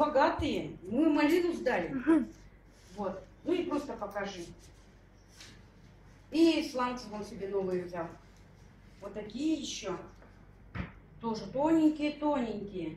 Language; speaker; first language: Russian; native; Russian